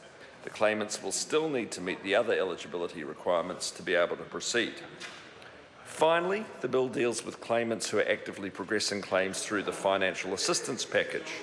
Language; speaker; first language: English; native; English